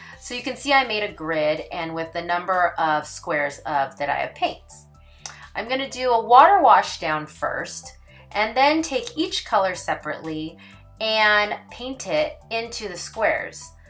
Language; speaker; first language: English; native; English